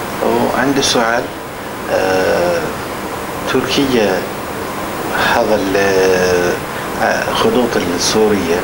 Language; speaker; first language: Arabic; non-native, learner; Turkish